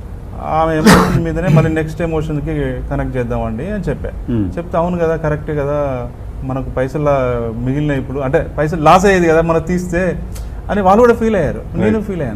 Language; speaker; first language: Telugu; native; Telugu